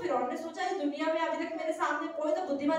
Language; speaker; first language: Hindi; native; Hindi